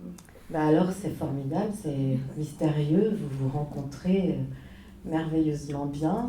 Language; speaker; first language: French; native; French